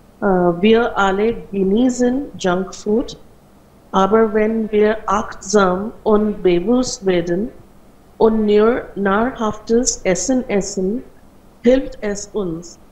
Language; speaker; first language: German; non-native, learner; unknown